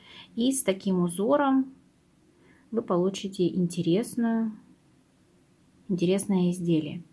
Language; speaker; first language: Russian; native; Russian